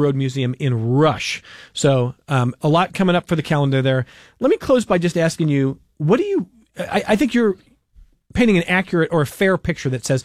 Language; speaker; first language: English; native; English